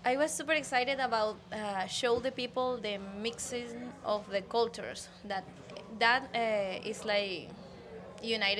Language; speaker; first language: English; non-native, learner; Spanish